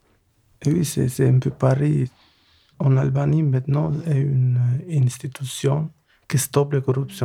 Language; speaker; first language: French; non-native, learner; Albanian